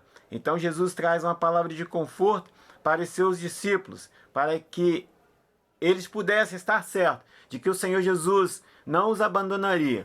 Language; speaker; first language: Portuguese; native; Portuguese